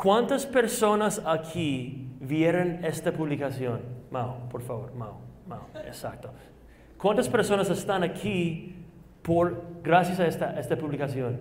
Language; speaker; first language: Spanish; non-native, fluent; English